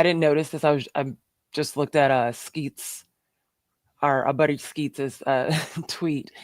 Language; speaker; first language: English; native; English